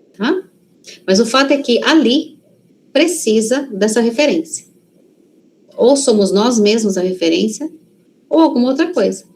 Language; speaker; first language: Portuguese; native; Portuguese